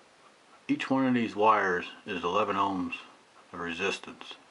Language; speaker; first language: English; native; English